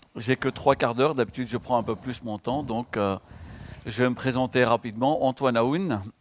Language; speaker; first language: French; non-native, local second language; Arabic